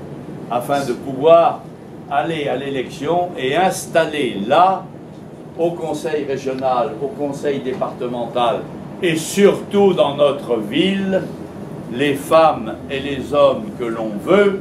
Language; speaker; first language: French; native; French